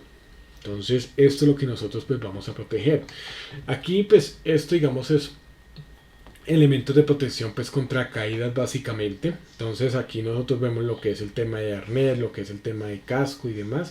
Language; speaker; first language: Spanish; native; Spanish